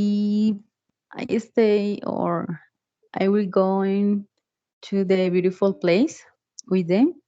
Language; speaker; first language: English; non-native, learner; Spanish